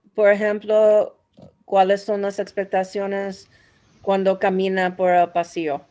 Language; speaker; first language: Spanish; non-native, learner; English